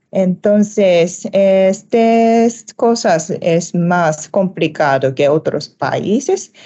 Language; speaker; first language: Spanish; non-native, learner; Japanese